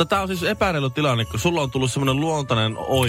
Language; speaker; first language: Finnish; native; Finnish